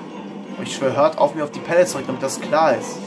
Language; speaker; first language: German; native; German